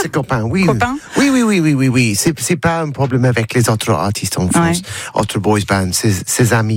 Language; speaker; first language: French; non-native, learner; English